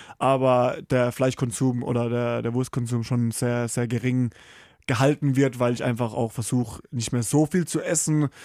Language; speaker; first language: German; native; German